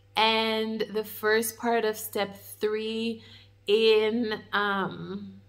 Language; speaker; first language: English; native; English